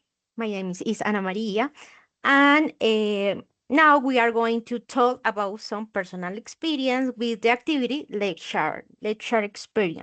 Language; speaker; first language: English; non-native, learner; Spanish